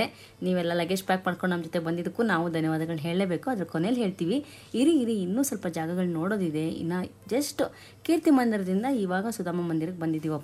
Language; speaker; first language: Kannada; native; Kannada